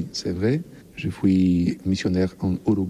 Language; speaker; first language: French; non-native, learner; Polish